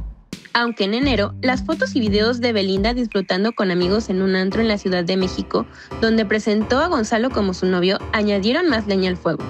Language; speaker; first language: Spanish; native; Spanish